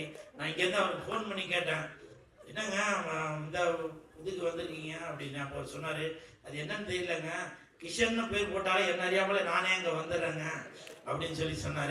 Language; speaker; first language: Tamil; native; Tamil